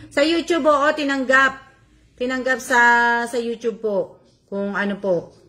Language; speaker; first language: Filipino; native; Filipino